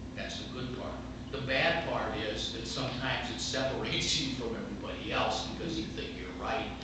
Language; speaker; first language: English; native; English